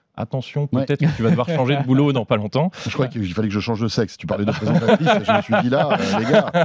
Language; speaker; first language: French; native; French